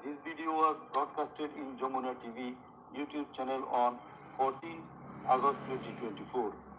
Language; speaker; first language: English; non-native, local second language; Bangla